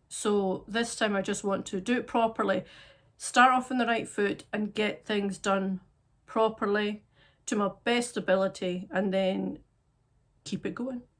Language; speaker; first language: English; native; English